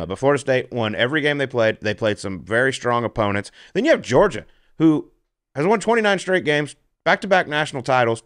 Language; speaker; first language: English; native; English